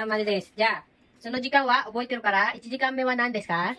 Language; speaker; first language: Japanese; early bilingual, other home language; Filipino